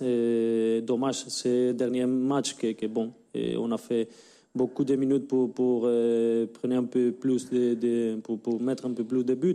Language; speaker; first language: French; non-native, learner; Spanish